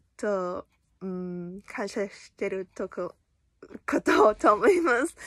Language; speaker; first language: Japanese; non-native, learner; English